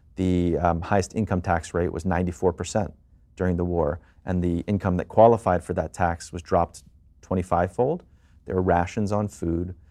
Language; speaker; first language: English; native; English